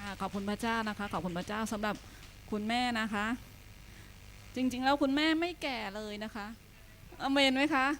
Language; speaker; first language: Thai; native; Thai